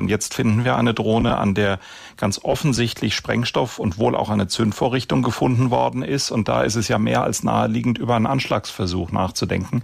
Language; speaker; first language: German; native; German